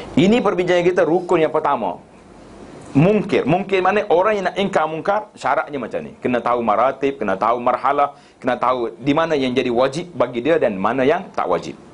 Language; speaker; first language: Malay; native; Malay